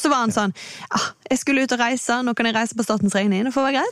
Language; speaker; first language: Norwegian; native; Norwegian